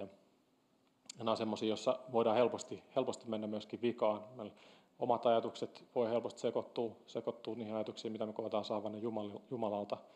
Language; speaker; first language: Finnish; native; Finnish